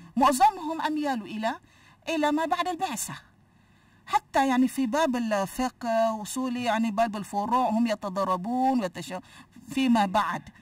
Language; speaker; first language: Arabic; non-native, fluent; Malay